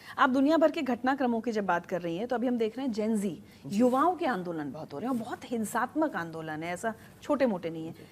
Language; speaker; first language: Hindi; native; Hindi